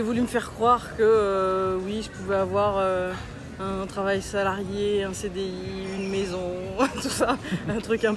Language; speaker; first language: French; native; French